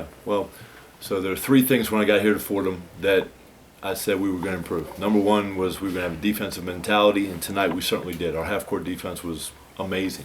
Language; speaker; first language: English; native; English